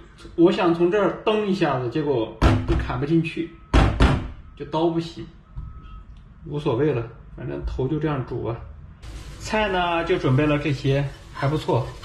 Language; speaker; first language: Chinese; native; Chinese